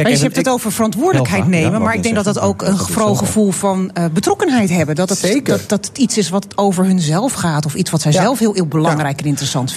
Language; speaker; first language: Dutch; native; Dutch